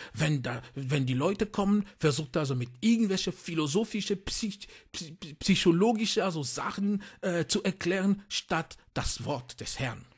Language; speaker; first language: German; non-native, fluent; French